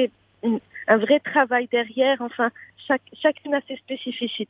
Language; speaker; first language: French; non-native, local second language; Arabic